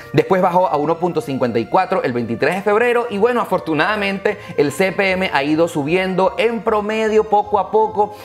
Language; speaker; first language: Spanish; native; Spanish